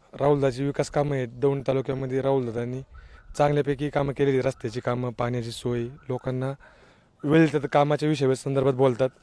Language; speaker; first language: Marathi; native; Marathi